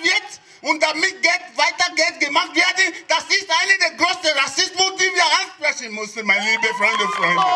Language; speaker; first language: German; non-native, fluent; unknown